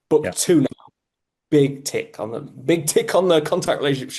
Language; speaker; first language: English; native; English